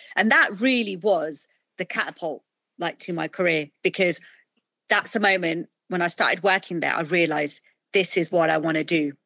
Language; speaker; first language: English; native; English